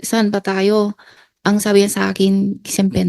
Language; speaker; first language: Filipino; non-native, learner; Chinese